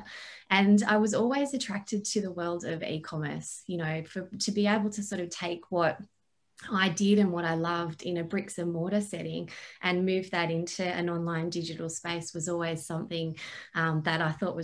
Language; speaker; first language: English; native; English